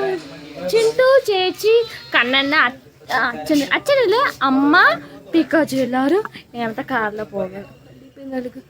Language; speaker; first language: Malayalam; non-native, learner; Tamil